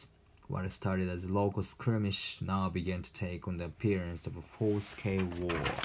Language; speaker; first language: English; non-native, fluent; Japanese